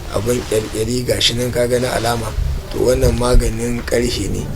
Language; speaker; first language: Hausa; non-native, local second language; Tamasheq